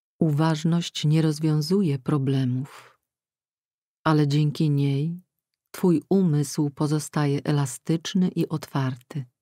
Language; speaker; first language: Polish; native; Polish